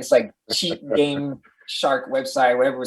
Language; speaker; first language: English; native; English